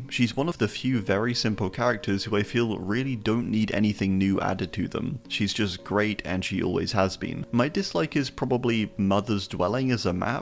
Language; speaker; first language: English; native; English